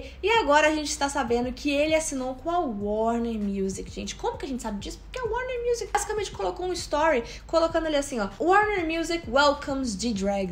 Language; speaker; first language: Portuguese; native; Portuguese